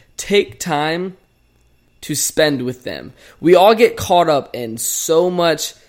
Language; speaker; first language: English; native; English